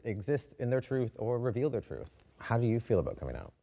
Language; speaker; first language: English; native; English